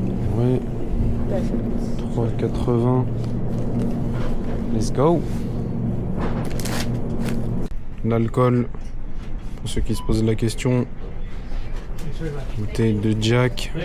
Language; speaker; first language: French; native; French